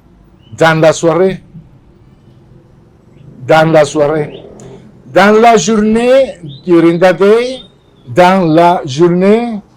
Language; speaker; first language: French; non-native, fluent; Spanish